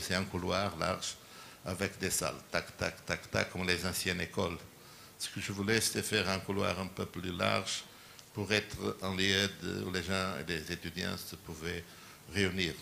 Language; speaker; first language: French; non-native, learner; Portuguese